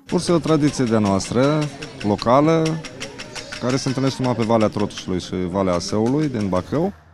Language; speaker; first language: Romanian; native; Romanian